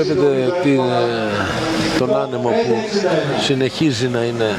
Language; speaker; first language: Greek; native; Greek